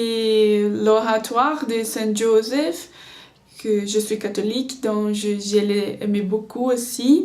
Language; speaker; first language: French; non-native, learner; Portuguese